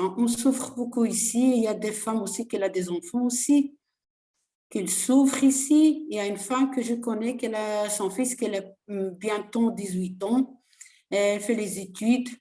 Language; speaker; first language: French; non-native, learner; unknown